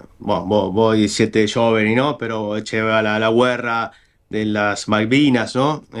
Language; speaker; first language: Italian; non-native, fluent; Spanish